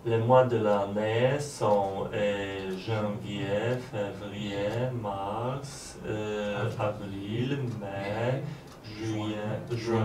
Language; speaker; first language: French; non-native, learner; Polish